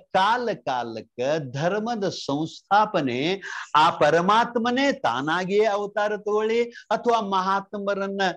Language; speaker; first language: Kannada; native; Kannada